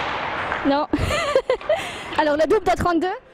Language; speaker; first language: French; native; French